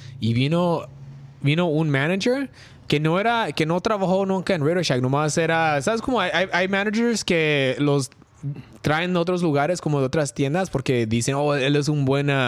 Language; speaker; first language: Spanish; early bilingual, heritage; Spanish